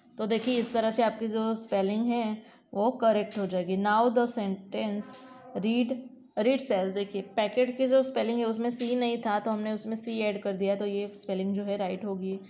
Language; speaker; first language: Hindi; non-native, local second language; Gujarati